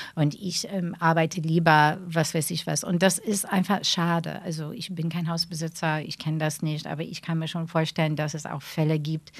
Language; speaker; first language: German; non-native, fluent; English